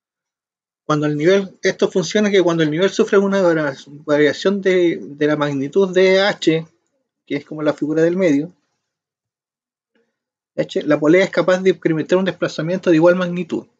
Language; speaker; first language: Spanish; native; Spanish